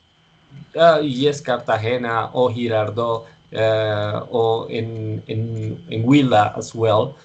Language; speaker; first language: English; non-native, learner; Spanish